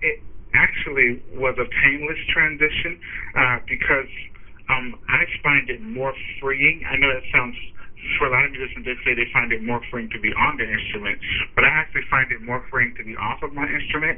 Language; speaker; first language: English; native; English